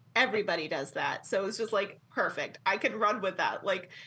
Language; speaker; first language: English; native; English